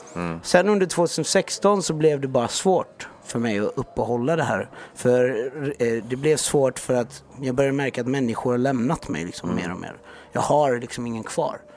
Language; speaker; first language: Swedish; native; Swedish